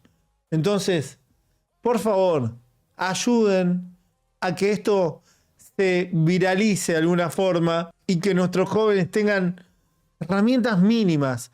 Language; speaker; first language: Spanish; native; Spanish